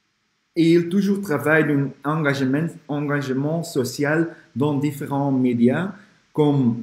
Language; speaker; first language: French; non-native, fluent; Dutch